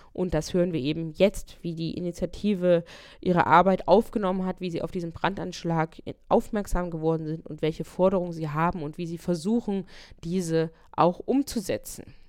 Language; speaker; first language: German; native; German